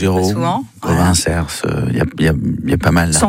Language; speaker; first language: French; native; French